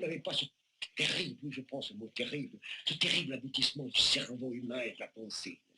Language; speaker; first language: French; native; French